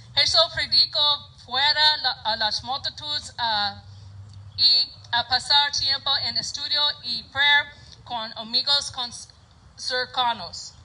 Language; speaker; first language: Spanish; non-native, learner; English